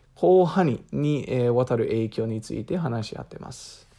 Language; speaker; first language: Japanese; non-native, fluent; English